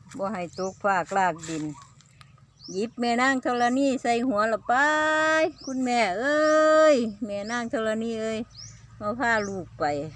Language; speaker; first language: Thai; native; Thai